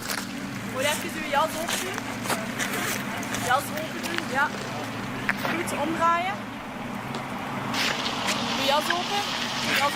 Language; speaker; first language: Dutch; native; Dutch